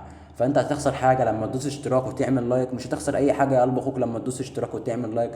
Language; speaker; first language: Arabic; native; Arabic